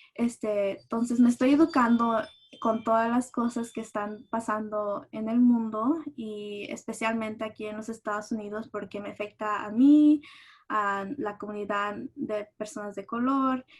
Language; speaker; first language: Spanish; early bilingual, heritage; Spanish